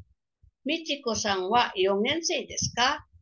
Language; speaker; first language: Japanese; non-native, fluent; Filipino